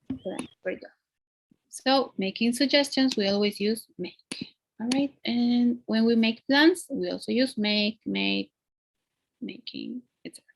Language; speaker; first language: English; non-native, fluent; Spanish